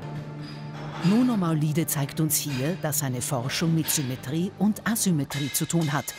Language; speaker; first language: German; native; German